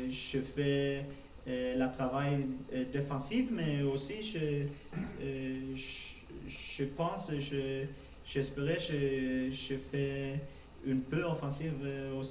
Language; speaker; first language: French; non-native, learner; Norwegian